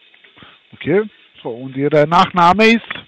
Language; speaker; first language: German; non-native, learner; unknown